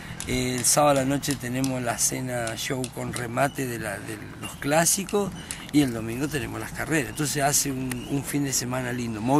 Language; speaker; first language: Spanish; native; Spanish